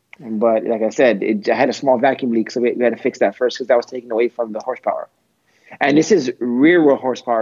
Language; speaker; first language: English; native; English